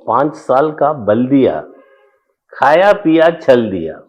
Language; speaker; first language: Hindi; non-native, local second language; Telugu